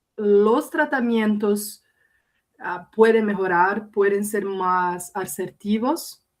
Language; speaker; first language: Spanish; non-native, learner; Portuguese